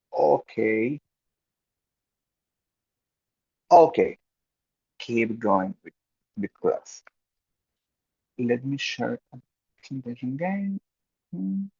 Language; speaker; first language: English; non-native, fluent; Spanish